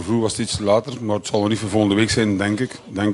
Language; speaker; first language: Dutch; native; Dutch